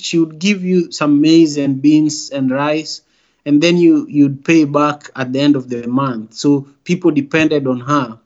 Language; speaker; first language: English; non-native, local second language; Luo (Kenya and Tanzania)